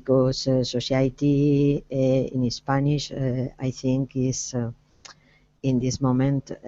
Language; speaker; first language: English; non-native, learner; Spanish